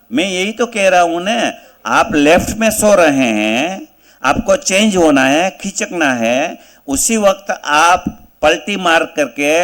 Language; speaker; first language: Hindi; non-native, local second language; Gujarati